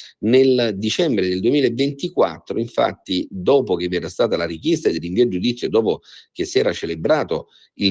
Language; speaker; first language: Italian; native; Italian